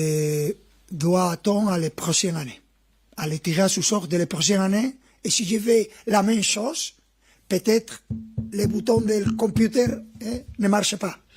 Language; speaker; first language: French; non-native, fluent; Spanish